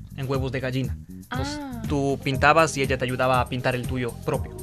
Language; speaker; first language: Spanish; native; Spanish